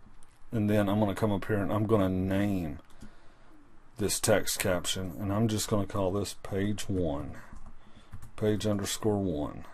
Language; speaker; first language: English; native; English